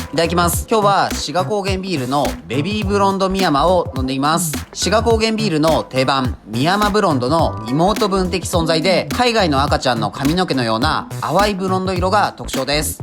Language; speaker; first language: Japanese; native; Japanese